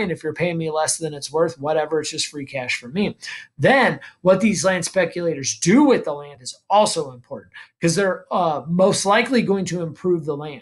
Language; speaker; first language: English; native; English